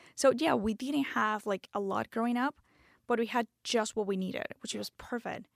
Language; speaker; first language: English; non-native, fluent; Spanish